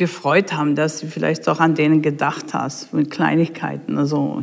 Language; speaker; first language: German; non-native, fluent; English